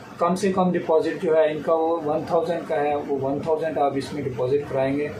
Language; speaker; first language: Urdu; non-native, local second language; Punjabi